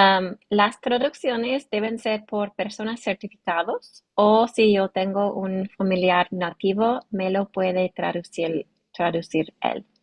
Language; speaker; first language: Spanish; non-native, learner; English